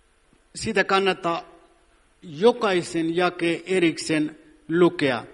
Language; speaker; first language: Finnish; non-native, fluent; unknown